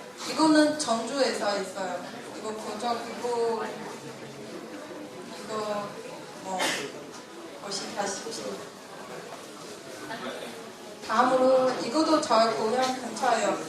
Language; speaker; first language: Korean; non-native, fluent; Chinese